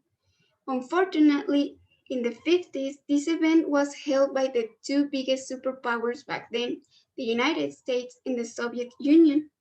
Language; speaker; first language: English; non-native, learner; Spanish